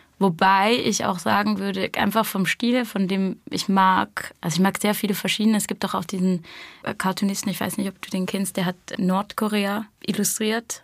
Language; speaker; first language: German; non-native, fluent; English